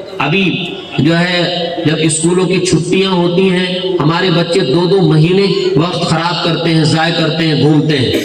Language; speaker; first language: Urdu; native; Urdu